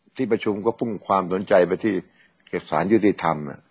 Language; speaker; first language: Thai; native; Thai